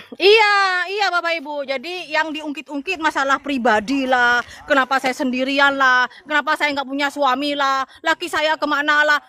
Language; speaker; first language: Indonesian; non-native, local second language; Madurese